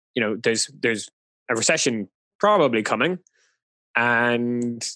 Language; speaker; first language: English; native; English